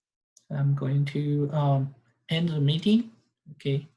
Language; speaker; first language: English; non-native, fluent; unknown